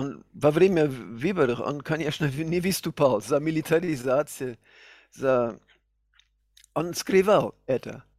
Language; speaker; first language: Russian; non-native, fluent; German